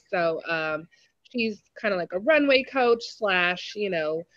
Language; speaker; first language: English; native; English